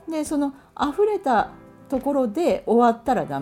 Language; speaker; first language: Japanese; native; Japanese